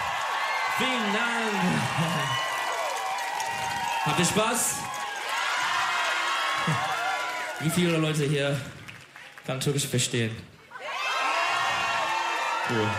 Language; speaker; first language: German; non-native, learner; Turkish